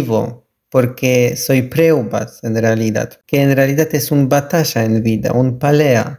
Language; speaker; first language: Spanish; non-native, learner; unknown